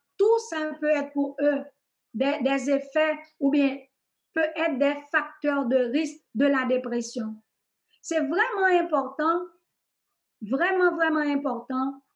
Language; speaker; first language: French; non-native, local second language; Haitian Creole